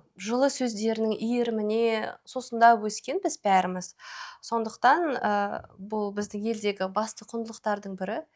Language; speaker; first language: Kazakh; non-native, local second language; Russian